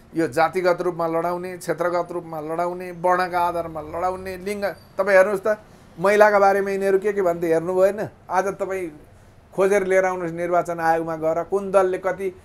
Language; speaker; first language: Nepali; native; Nepali